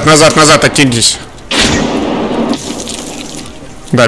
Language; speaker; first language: Russian; native; Russian